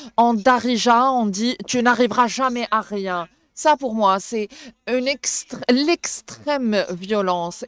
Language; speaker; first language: French; non-native, local second language; Arabic